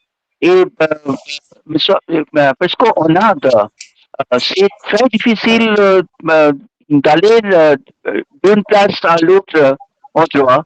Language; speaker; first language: French; non-native, learner; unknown